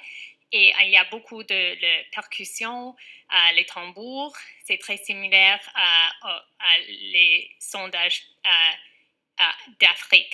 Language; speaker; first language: French; non-native, fluent; English